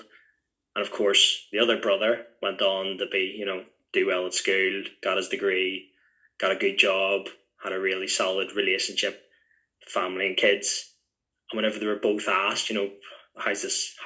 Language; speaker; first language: English; native; English